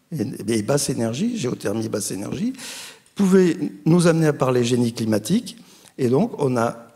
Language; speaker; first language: French; native; French